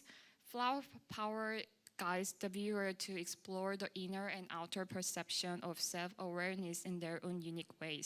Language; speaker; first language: English; non-native, fluent; Korean